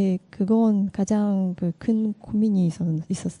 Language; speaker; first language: Korean; non-native, learner; Russian